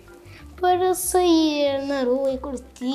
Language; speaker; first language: Portuguese; non-native, local second language; Kabuverdianu